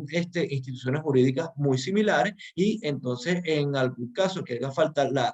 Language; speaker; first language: Spanish; native; Spanish